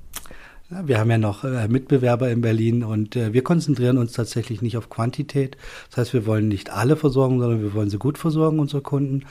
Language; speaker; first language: German; native; German